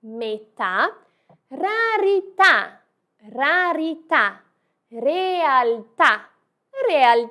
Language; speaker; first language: Italian; non-native, fluent; Portuguese